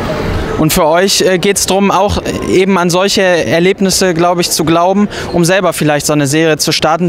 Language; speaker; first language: German; native; German